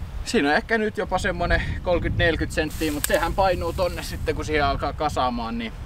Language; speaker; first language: Finnish; native; Finnish